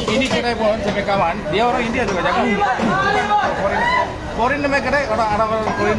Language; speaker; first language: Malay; non-native, local second language; Tamil